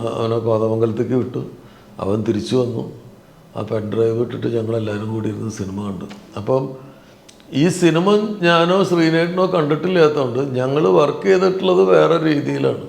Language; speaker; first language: Malayalam; native; Malayalam